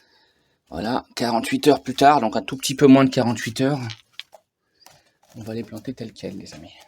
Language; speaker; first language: French; native; French